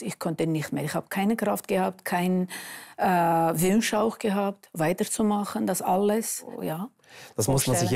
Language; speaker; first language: German; non-native, fluent; Armenian